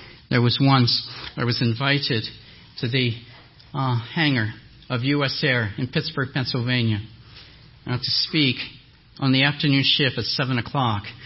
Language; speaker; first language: English; non-native, fluent; French